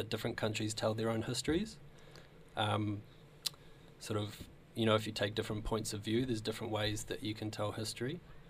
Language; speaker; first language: English; native; English